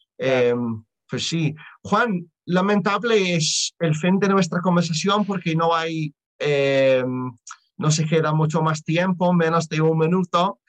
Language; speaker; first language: Spanish; non-native, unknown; English